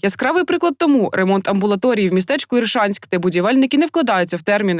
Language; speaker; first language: Ukrainian; native; Ukrainian